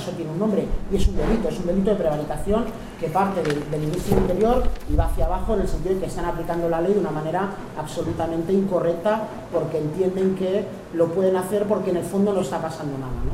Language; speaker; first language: Spanish; native; Spanish